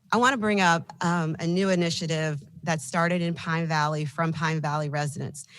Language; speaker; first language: English; native; English